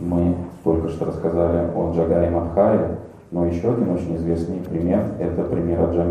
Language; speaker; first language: Russian; native; Russian